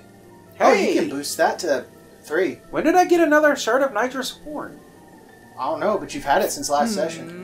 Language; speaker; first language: English; native; English